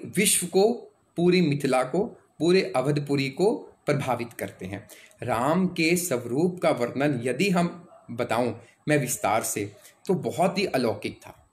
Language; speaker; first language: Hindi; native; Hindi